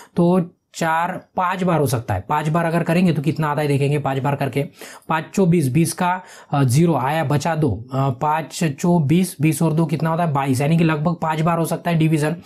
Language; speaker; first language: Hindi; non-native, local second language; Marathi